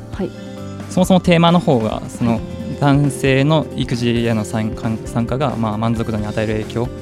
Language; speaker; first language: Japanese; native; Japanese